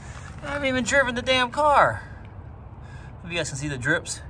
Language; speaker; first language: English; native; English